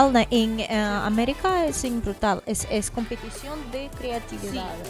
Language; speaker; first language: Spanish; non-native, learner; Portuguese